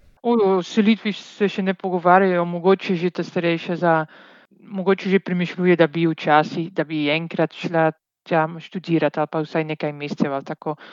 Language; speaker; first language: Slovenian; non-native, fluent; Dutch